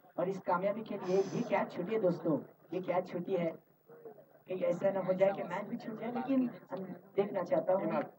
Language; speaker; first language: Hindi; non-native, local second language; Marathi